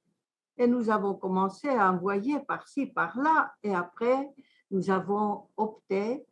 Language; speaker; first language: French; non-native, fluent; Greek